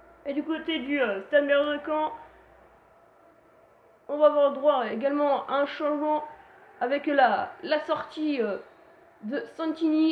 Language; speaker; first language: French; native; French